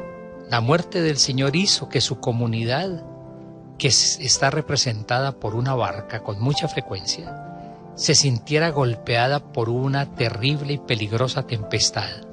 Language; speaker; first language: Spanish; native; Spanish